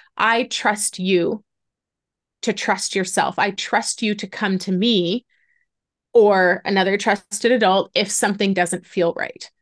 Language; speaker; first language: English; native; English